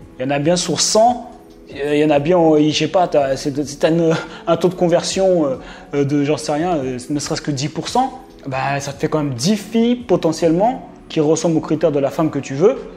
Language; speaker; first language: French; native; French